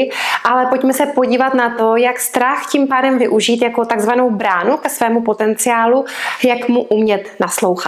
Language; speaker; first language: Czech; native; Czech